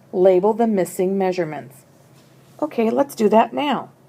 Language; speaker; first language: English; native; English